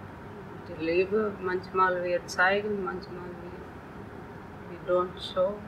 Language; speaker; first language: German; non-native, learner; Telugu